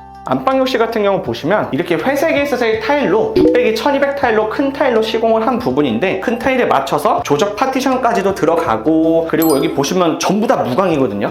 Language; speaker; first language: Korean; native; Korean